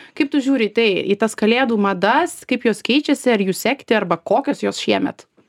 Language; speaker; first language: Lithuanian; native; Lithuanian